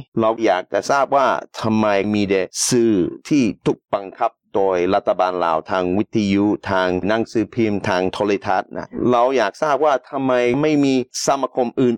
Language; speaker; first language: Thai; non-native, fluent; English